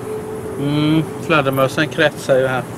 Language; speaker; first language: Swedish; native; Swedish